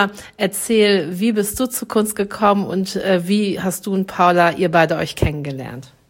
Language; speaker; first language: German; native; German